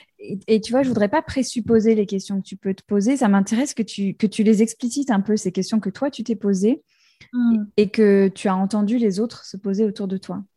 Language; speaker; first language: French; native; French